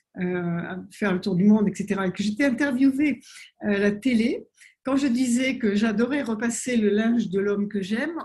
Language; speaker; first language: French; native; French